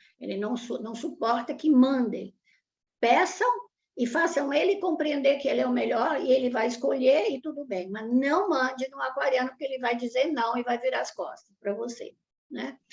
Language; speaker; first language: Portuguese; early bilingual, other home language; Italian